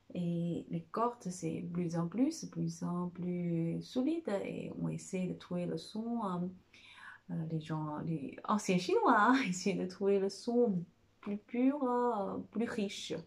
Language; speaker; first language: French; non-native, fluent; Chinese